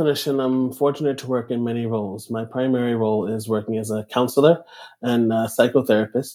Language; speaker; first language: English; native; English